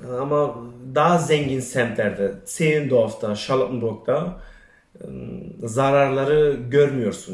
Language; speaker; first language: Turkish; early bilingual, other home language; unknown